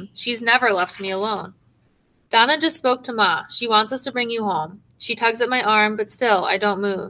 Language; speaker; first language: English; native; English